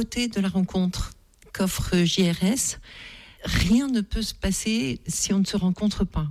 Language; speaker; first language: French; native; French